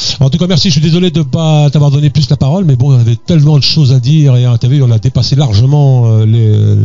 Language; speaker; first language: French; native; French